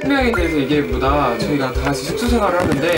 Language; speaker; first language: Korean; native; Korean